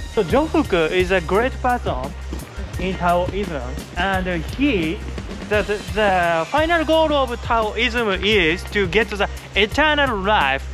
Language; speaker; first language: English; non-native, learner; Japanese